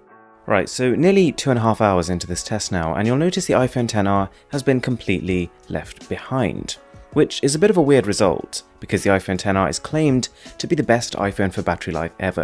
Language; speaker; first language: English; native; English